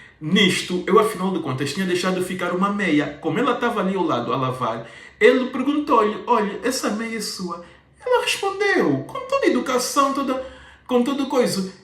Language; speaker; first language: Portuguese; native; Portuguese